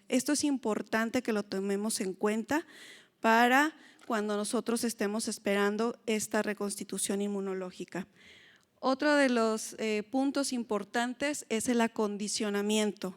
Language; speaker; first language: Spanish; native; Spanish